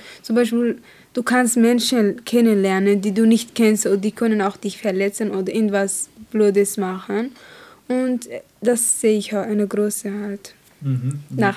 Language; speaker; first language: German; non-native, learner; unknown